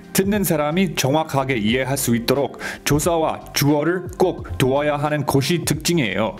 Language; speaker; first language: Korean; non-native, fluent; English